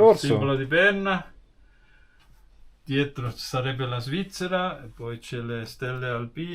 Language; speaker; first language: Italian; non-native, fluent; German